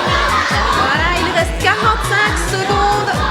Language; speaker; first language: French; native; French